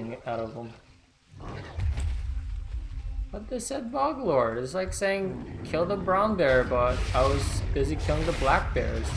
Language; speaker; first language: English; native; English